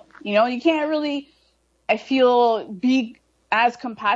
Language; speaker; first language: English; native; English